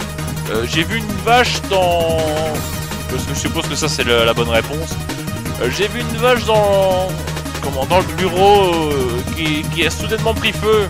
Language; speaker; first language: French; native; French